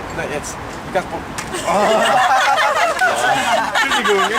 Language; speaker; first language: German; non-native, learner; French